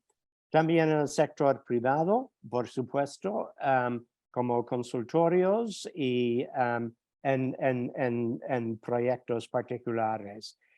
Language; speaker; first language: Spanish; non-native, fluent; English